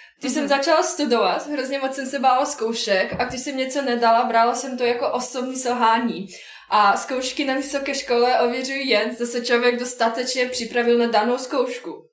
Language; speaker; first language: Czech; non-native, fluent; Bosnian